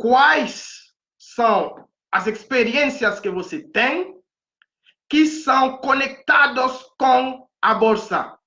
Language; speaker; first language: Portuguese; non-native, fluent; Haitian Creole